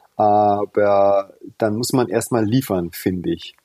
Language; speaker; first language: German; early bilingual, other home language; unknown